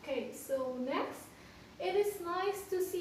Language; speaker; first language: English; non-native, fluent; Indonesian